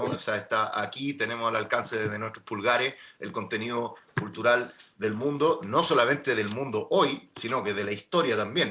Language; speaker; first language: Spanish; native; Spanish